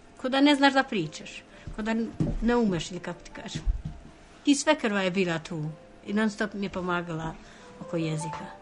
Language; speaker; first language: Serbian; non-native, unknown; Albanian